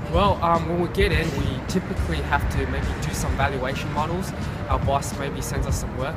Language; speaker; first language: English; native; English